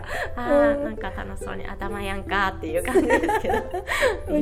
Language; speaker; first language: Japanese; native; Japanese